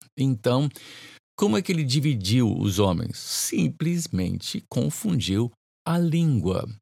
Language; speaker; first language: Portuguese; non-native, fluent; English